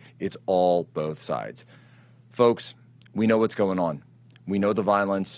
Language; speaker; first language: English; native; English